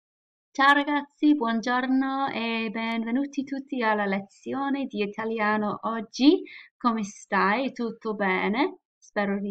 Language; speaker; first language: Italian; non-native, fluent; English